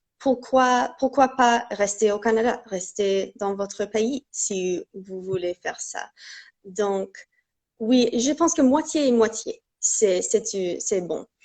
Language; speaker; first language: French; non-native, fluent; English